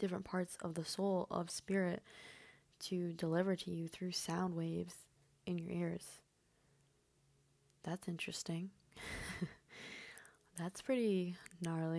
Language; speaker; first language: English; early bilingual, other home language; Spanish